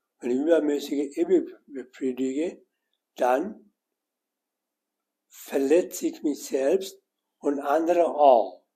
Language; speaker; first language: German; non-native, learner; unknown